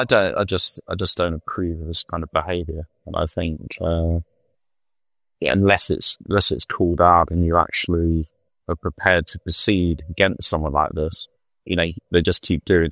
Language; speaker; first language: English; native; English